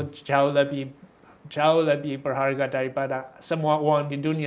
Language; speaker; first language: Indonesian; non-native, fluent; English